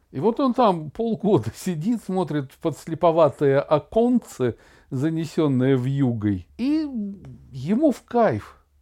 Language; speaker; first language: Russian; native; Russian